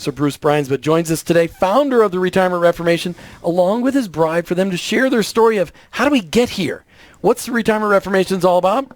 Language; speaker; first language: English; native; English